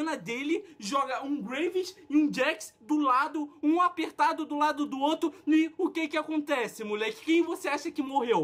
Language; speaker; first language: Portuguese; native; Portuguese